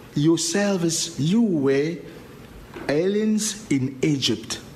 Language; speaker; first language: English; non-native, learner; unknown